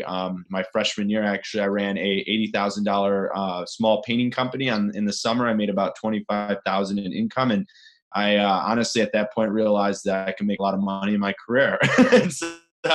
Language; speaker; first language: English; native; English